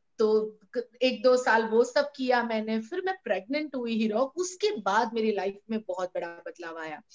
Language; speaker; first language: Hindi; non-native, local second language; Gujarati